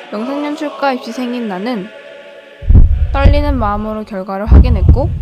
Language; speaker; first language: Korean; native; Korean